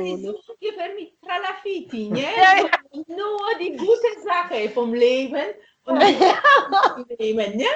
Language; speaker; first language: German; non-native, fluent; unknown